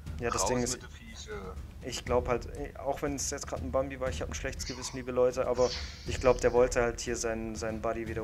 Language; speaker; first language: German; native; German